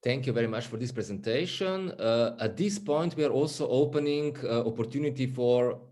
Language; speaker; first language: English; non-native, fluent; Slovenian